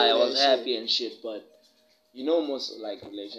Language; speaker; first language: English; non-native, local second language; Xhosa